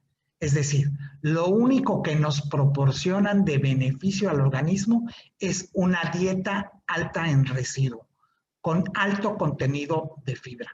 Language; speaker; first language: Spanish; native; Spanish